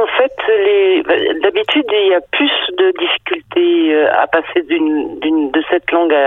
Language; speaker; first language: French; early bilingual, other home language; Danish